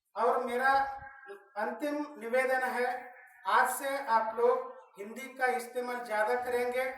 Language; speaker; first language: Hindi; non-native, local second language; Kannada